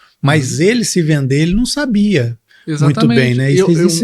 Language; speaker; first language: Portuguese; native; Portuguese